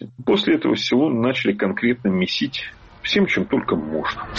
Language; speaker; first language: Russian; native; Russian